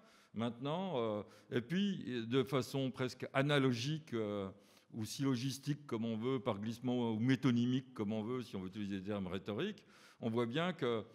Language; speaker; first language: French; native; French